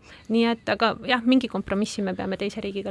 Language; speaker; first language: Estonian; native; Estonian